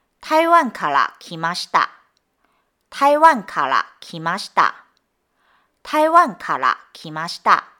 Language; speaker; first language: Japanese; non-native, fluent; Chinese